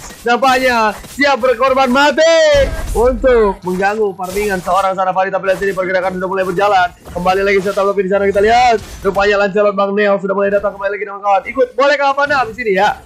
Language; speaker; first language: Indonesian; native; Indonesian